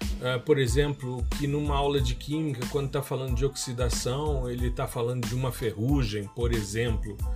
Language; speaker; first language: Portuguese; native; Portuguese